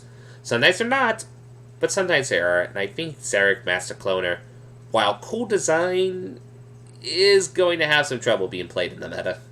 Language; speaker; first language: English; native; English